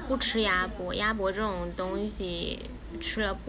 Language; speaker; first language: Chinese; native; Chinese